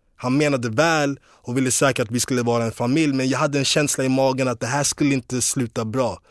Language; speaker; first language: Swedish; early bilingual, other home language; English